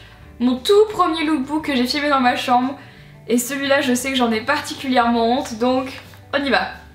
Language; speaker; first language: French; native; French